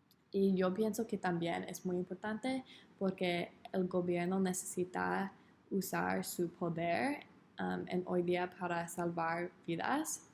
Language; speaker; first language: Spanish; non-native, learner; English